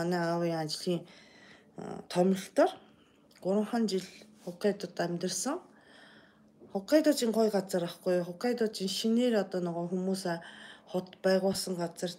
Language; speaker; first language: Mongolian; non-native, fluent; Japanese